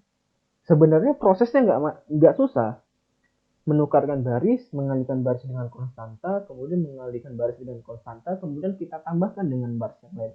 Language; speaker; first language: Indonesian; native; Indonesian